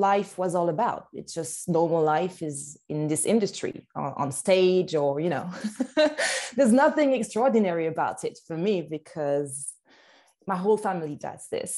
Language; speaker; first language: English; non-native, fluent; French